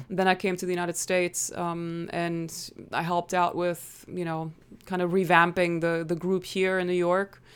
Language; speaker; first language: English; non-native, fluent; German